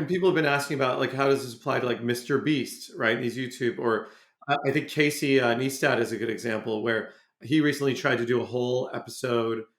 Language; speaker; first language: English; native; English